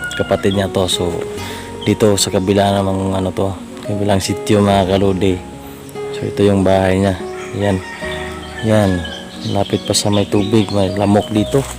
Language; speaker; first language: Filipino; non-native, local second language; Cebuano